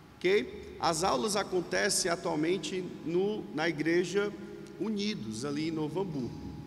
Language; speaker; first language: Portuguese; native; Portuguese